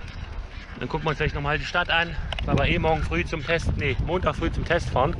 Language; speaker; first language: German; native; German